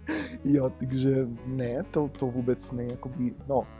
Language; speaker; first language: Czech; non-native, fluent; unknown